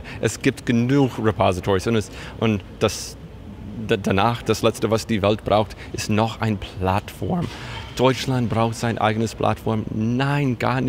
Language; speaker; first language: German; non-native, fluent; English